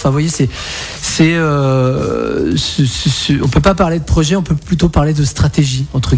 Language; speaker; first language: French; native; French